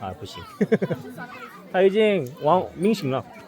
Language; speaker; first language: Chinese; non-native, fluent; Korean